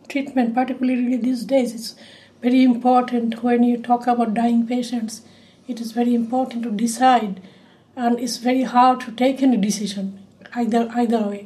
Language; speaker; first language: English; non-native, local second language; Bangla